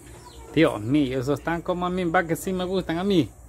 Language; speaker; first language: Spanish; native; Spanish